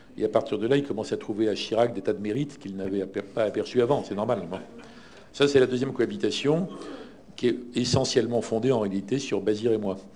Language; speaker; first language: French; native; French